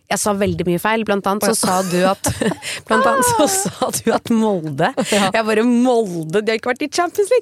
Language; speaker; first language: Norwegian; native; Norwegian